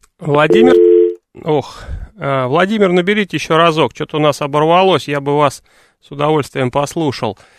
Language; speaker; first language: Russian; native; Russian